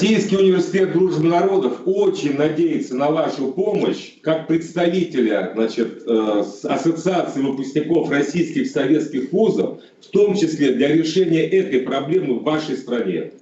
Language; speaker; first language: Russian; native; Russian